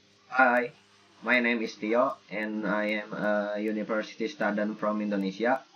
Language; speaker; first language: English; non-native, learner; Indonesian